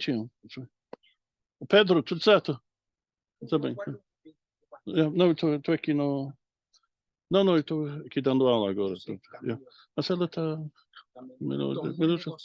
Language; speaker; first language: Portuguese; non-native, fluent; English